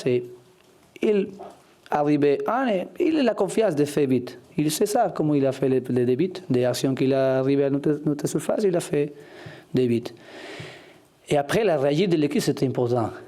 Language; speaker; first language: French; non-native, learner; Spanish